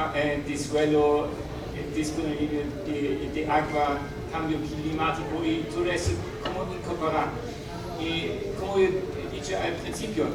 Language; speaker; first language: Spanish; non-native, learner; German